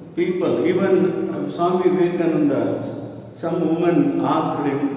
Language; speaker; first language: English; non-native, local second language; Kannada